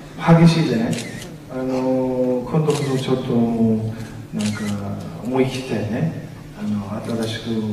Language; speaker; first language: Japanese; non-native, fluent; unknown